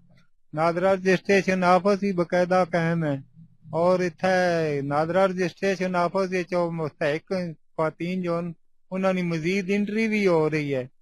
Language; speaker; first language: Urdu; non-native, local second language; Punjabi